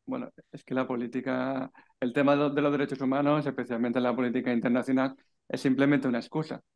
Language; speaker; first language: Spanish; native; Spanish